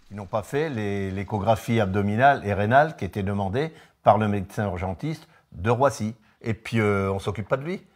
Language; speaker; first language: French; native; French